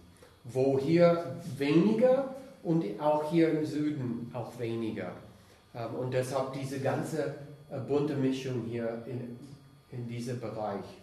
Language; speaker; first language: German; non-native, fluent; English